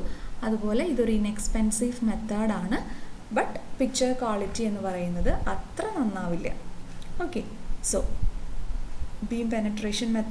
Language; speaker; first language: Malayalam; native; Malayalam